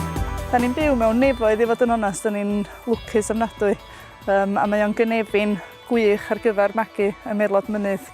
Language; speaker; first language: Welsh; native; Welsh